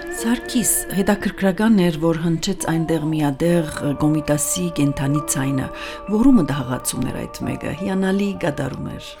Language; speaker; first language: Armenian; early bilingual, heritage; Armenian